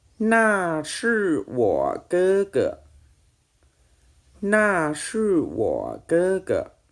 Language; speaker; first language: Chinese; non-native, fluent; Thai